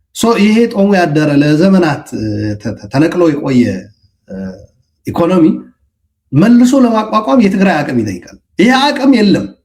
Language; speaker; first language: Amharic; non-native, local second language; Tigrinya